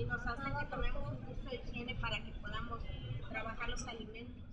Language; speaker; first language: Spanish; native; Spanish